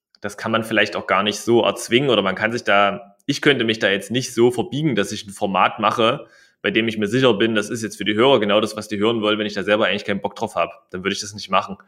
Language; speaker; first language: German; native; German